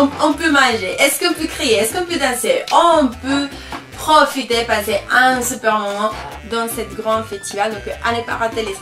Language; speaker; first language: French; non-native, fluent; Spanish